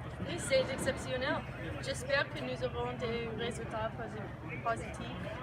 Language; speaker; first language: French; non-native, learner; English